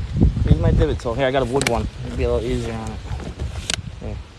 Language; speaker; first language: English; native; English